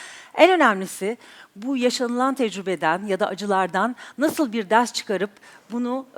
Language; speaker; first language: Turkish; native; Turkish